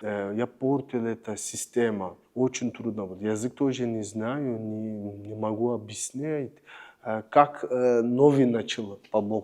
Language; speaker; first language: Russian; non-native, learner; Turkish